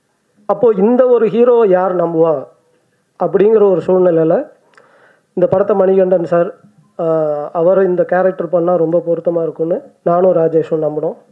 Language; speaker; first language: Tamil; native; Tamil